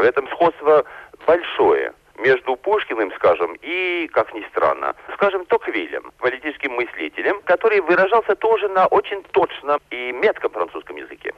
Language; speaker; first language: Russian; non-native, fluent; French